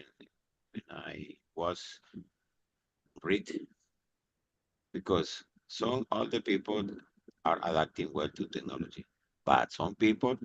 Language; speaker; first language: English; non-native, learner; Spanish